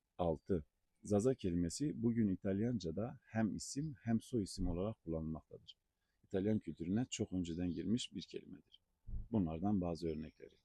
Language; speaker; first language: Turkish; non-native, local second language; Zaza